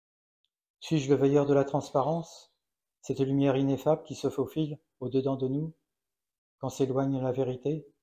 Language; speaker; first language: French; native; French